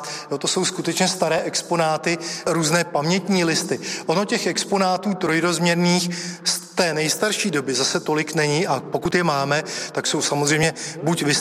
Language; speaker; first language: Czech; native; Czech